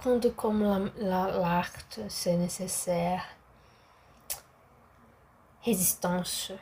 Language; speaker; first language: French; non-native, learner; Portuguese